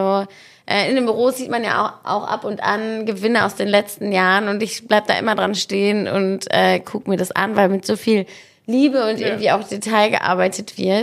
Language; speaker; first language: German; native; German